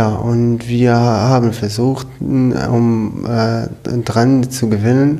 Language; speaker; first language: German; non-native, learner; Arabic